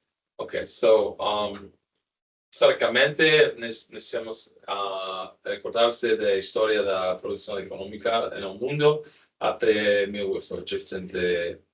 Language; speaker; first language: Portuguese; non-native, learner; Spanish